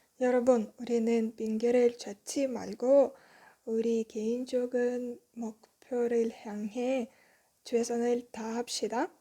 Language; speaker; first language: Korean; non-native, learner; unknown